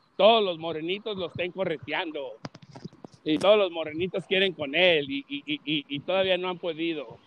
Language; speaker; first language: Spanish; early bilingual, heritage; Spanish